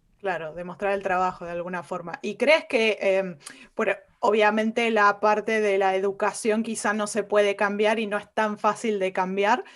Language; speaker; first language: Spanish; native; Spanish